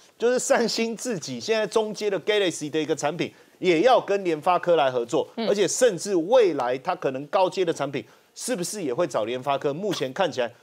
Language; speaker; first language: Chinese; native; Chinese